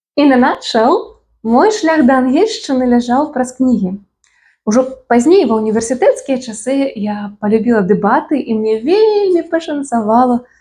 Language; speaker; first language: Belarusian; native; Belarusian